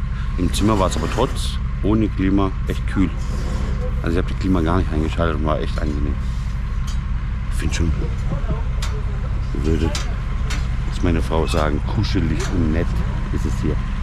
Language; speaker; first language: German; native; German